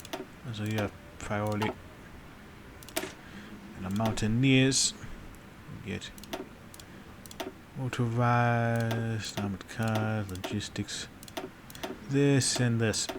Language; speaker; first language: English; native; English